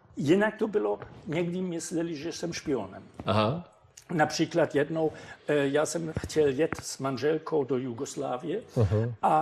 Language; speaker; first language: Czech; non-native, fluent; German